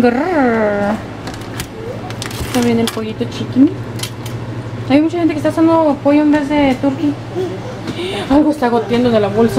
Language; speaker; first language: Spanish; early bilingual, heritage; Spanish